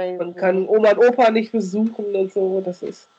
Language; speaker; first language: German; native; German